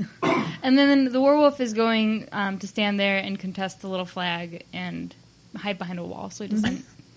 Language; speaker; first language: English; native; English